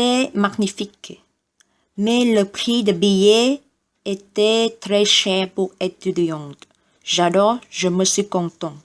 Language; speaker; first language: French; non-native, learner; Vietnamese